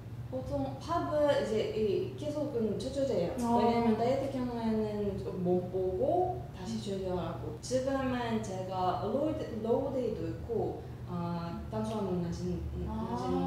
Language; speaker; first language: Korean; non-native, learner; Russian